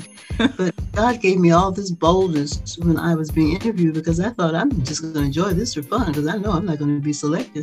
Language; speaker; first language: English; native; English